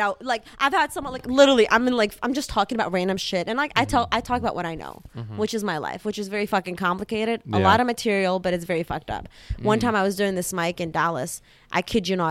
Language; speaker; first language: English; early bilingual, other home language; Arabic